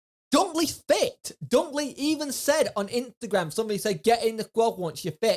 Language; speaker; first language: English; native; English